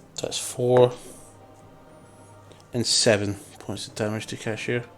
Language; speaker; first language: English; native; English